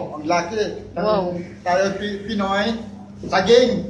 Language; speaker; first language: Filipino; non-native, local second language; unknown